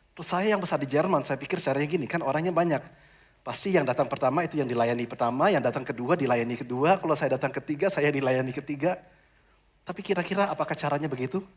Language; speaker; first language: Indonesian; non-native, fluent; German